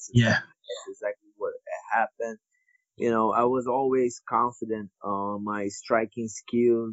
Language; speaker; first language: English; non-native, fluent; Portuguese